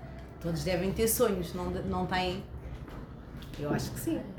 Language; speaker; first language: Portuguese; native; Portuguese